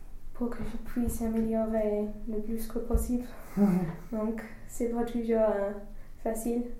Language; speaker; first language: French; non-native, fluent; English